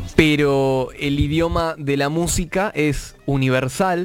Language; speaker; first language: Spanish; native; Spanish